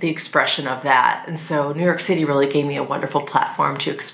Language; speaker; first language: English; native; English